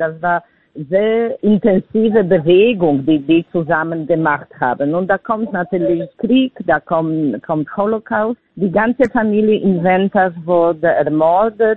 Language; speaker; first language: German; non-native, fluent; Polish